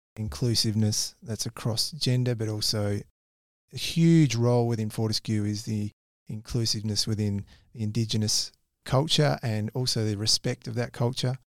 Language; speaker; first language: English; native; English